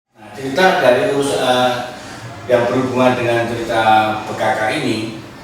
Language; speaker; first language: Indonesian; native; Indonesian